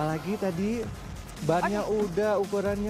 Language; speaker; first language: Indonesian; native; Indonesian